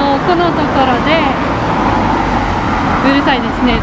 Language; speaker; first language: Japanese; non-native, learner; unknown